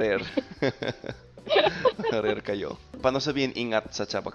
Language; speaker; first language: Filipino; non-native, fluent; English